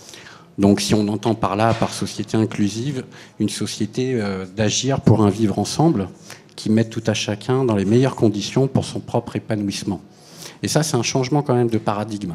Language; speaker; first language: French; native; French